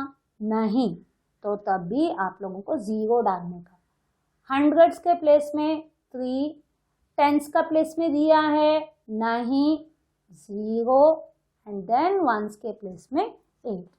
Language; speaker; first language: Hindi; non-native, local second language; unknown